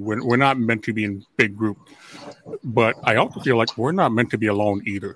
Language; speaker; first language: English; native; English